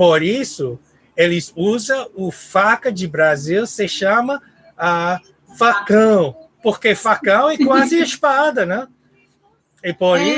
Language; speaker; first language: Portuguese; non-native, learner; English